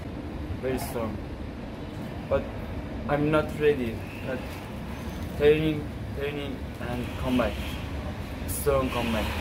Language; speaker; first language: English; non-native, learner; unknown